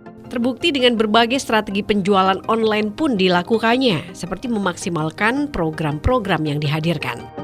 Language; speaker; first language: Indonesian; native; Indonesian